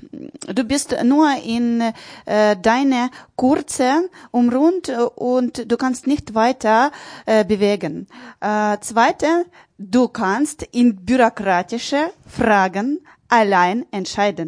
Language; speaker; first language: German; non-native, learner; Ukrainian